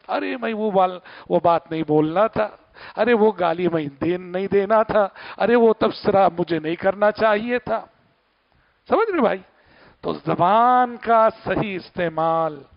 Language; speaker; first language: Urdu; native; Urdu